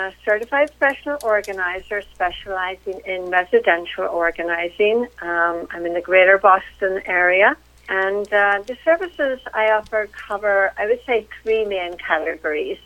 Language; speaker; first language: English; native; English